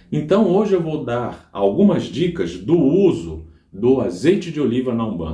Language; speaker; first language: Portuguese; native; Portuguese